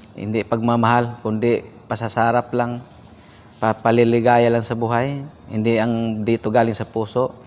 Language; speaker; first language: Filipino; native; Filipino